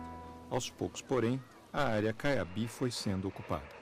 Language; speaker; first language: Portuguese; native; Portuguese